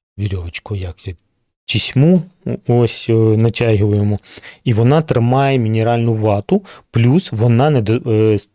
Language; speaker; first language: Ukrainian; non-native, local second language; Russian